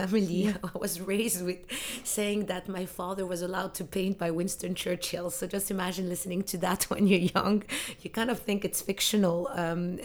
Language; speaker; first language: English; non-native, fluent; Arabic